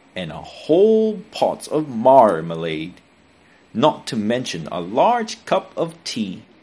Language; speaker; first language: English; non-native, local second language; Cantonese